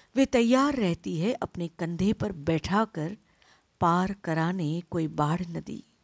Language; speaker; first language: Hindi; non-native, local second language; Gujarati